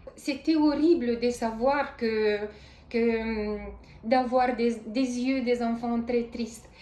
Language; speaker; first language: French; non-native, fluent; Romanian